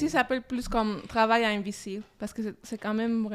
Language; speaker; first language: French; non-native, fluent; Spanish